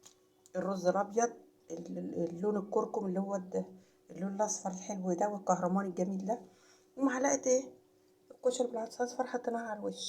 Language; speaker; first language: Arabic; native; Arabic